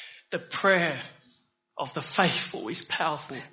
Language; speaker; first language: English; early bilingual, other home language; Vietnamese